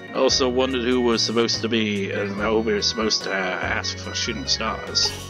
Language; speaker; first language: English; native; English